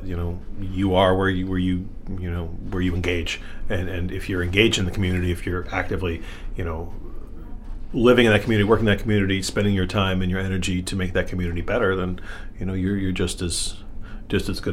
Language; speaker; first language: English; native; English